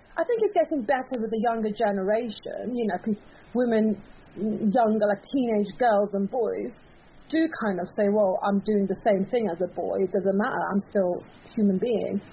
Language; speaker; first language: English; early bilingual, other home language; Persian